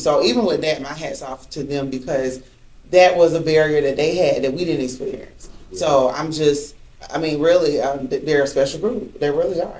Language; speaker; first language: English; native; English